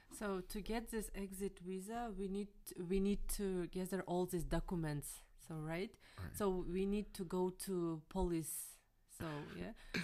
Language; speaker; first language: English; non-native, fluent; Kyrgyz